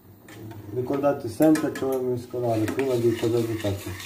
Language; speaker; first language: Italian; non-native, learner; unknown